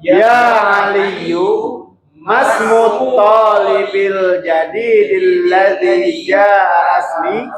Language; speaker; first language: Arabic; non-native, learner; Indonesian